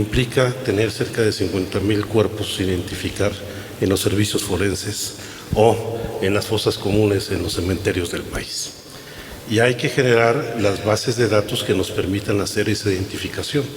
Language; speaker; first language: Spanish; native; Spanish